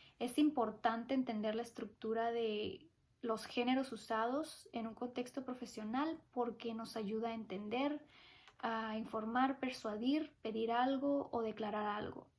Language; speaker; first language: Spanish; early bilingual, heritage; Spanish